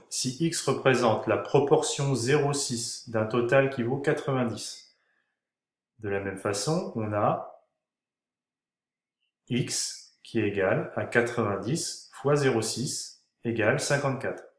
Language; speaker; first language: French; native; French